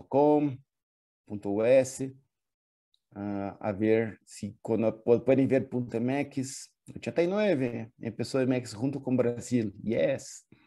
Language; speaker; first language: Spanish; non-native, fluent; Portuguese